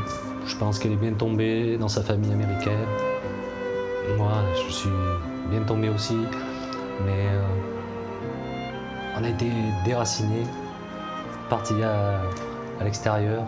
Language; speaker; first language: French; early bilingual, other home language; Korean